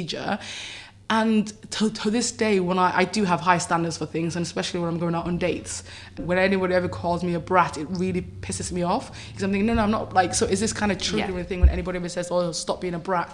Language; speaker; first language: English; native; English